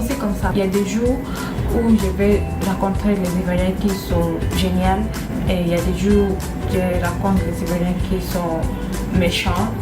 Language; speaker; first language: French; non-native, learner; Swahili